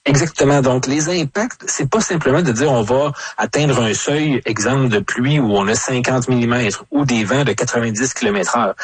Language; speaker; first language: French; native; French